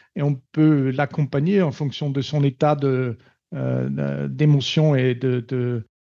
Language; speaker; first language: French; non-native, fluent; German